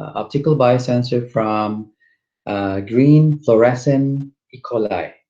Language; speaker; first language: English; non-native, local second language; Malay